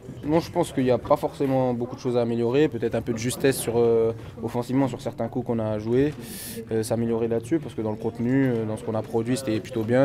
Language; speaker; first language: French; native; French